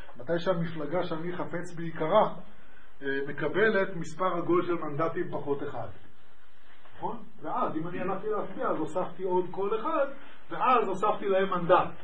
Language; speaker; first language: Hebrew; native; Hebrew